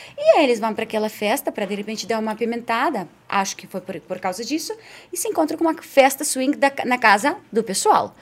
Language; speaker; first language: Portuguese; non-native, fluent; Spanish